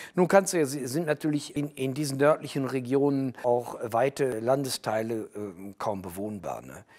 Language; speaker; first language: German; native; German